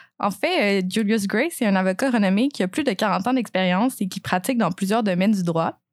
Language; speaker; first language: French; native; French